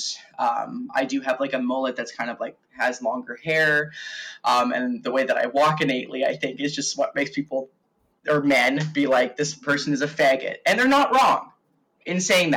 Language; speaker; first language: English; native; English